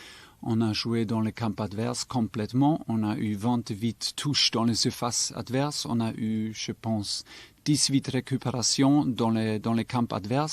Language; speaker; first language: French; non-native, fluent; German